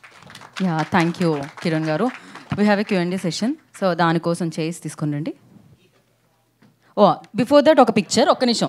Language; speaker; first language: Telugu; native; Telugu